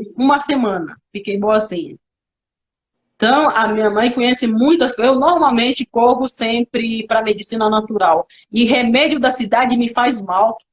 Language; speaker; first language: Portuguese; non-native, local second language; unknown